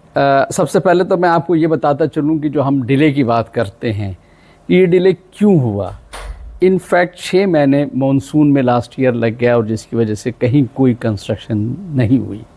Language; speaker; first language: Urdu; non-native, local second language; Pashto